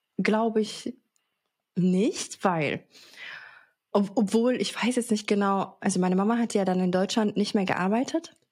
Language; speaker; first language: German; early bilingual, other home language; Arabic